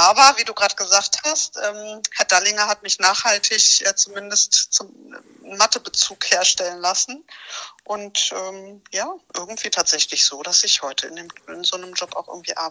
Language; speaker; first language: German; native; German